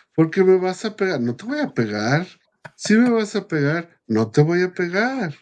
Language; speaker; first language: Spanish; early bilingual, heritage; Spanish